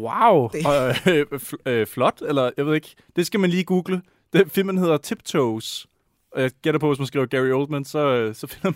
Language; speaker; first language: Danish; native; Danish